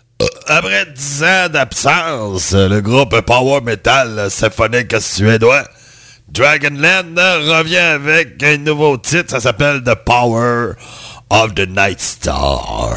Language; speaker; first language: French; native; French